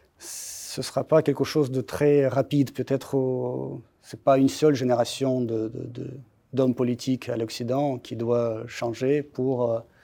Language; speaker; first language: French; non-native, fluent; Russian